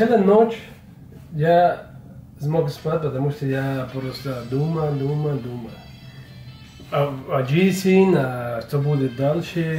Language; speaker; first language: Russian; non-native, learner; Spanish